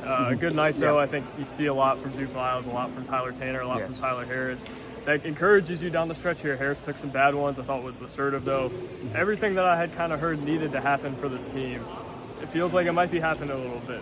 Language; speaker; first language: English; native; English